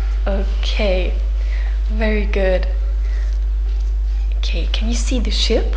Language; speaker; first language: English; non-native, fluent; German